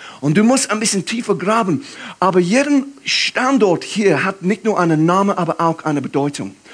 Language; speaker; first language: German; non-native, fluent; English